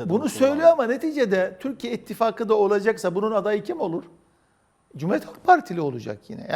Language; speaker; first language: Turkish; native; Turkish